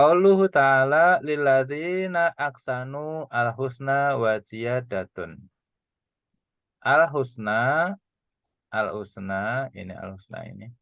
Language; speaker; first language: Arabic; non-native, fluent; Indonesian